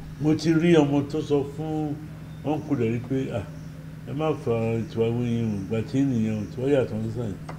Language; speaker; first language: Yoruba; native; Yoruba